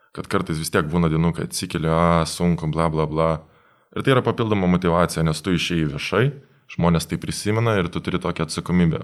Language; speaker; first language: Lithuanian; native; Lithuanian